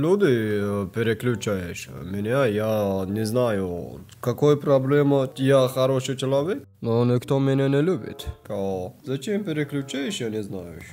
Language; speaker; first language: Russian; non-native, learner; Tajik